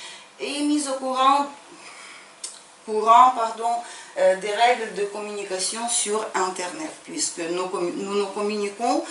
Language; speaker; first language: French; non-native, fluent; Ukrainian